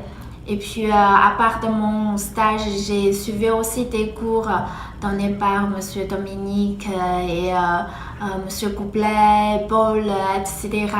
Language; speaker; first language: French; non-native, fluent; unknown